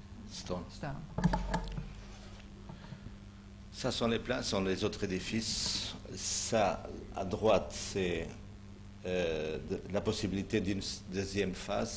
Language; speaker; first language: French; non-native, fluent; Portuguese